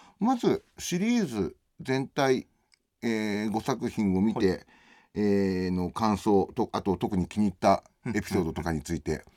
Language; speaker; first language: Japanese; native; Japanese